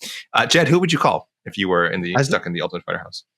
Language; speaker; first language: English; native; English